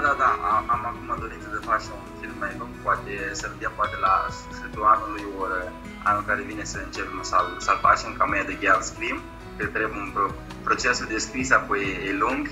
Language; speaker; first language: Romanian; early bilingual, heritage; Romanian